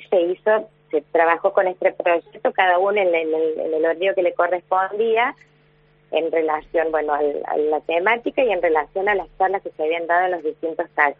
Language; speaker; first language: Spanish; native; Spanish